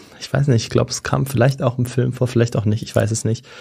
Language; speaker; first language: German; native; German